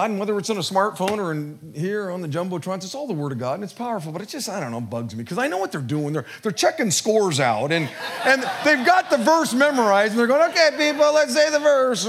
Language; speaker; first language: English; native; English